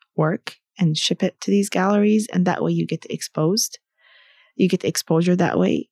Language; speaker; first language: English; early bilingual, other home language; Arabic